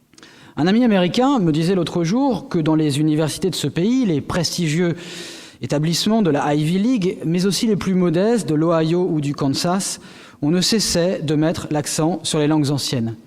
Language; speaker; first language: French; native; French